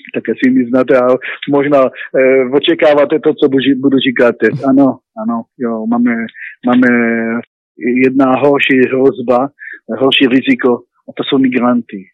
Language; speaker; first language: Czech; non-native, learner; Hebrew